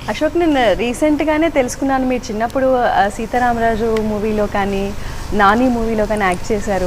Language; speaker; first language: Telugu; native; Telugu